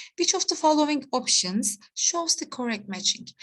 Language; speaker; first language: English; non-native, fluent; Turkish